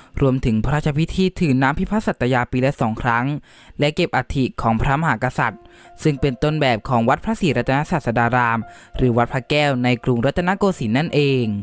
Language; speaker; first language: Thai; native; Thai